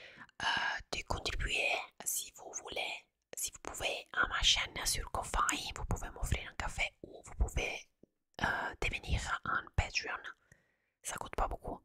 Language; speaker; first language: French; non-native, fluent; Italian